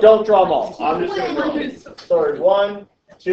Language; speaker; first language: English; native; English